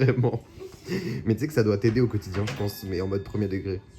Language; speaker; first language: French; native; French